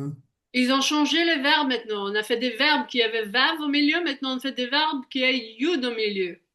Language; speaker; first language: French; native; French